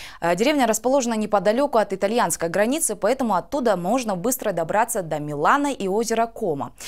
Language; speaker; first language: Russian; non-native, local second language; Kyrgyz